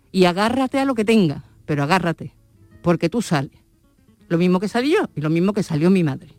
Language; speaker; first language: Spanish; native; Spanish